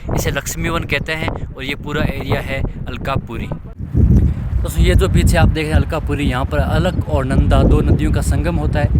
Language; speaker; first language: Hindi; native; Hindi